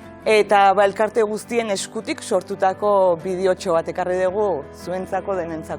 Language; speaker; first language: Basque; native; Basque